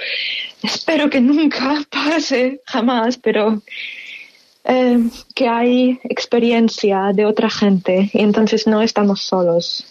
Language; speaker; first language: Spanish; non-native, fluent; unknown